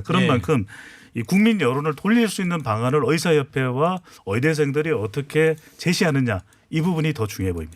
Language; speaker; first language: Korean; native; Korean